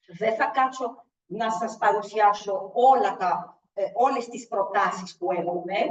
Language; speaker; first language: Greek; early bilingual, heritage; Greek